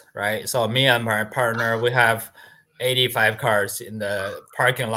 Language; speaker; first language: English; non-native, fluent; Chinese